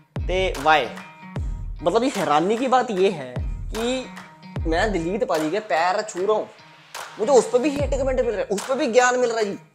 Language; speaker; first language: Hindi; non-native, local second language; Punjabi